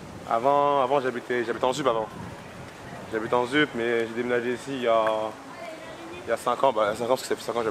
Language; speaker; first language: French; native; French